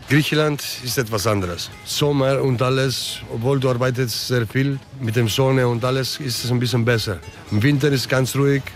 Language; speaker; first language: German; early bilingual, other home language; Greek